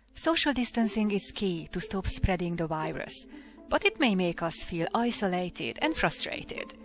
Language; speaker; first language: English; non-native, fluent; Hungarian